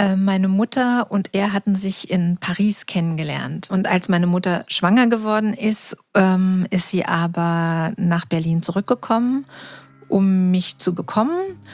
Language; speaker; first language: German; native; German